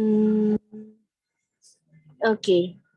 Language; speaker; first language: English; non-native, learner; Spanish